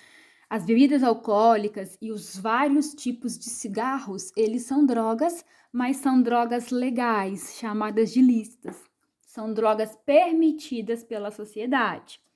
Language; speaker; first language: Portuguese; native; Portuguese